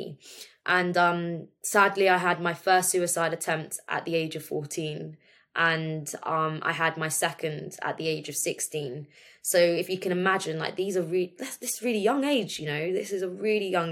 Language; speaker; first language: English; native; English